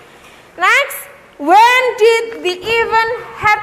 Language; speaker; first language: English; non-native, learner; Indonesian